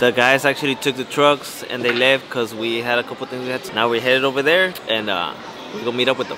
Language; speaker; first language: English; early bilingual, other home language; Spanish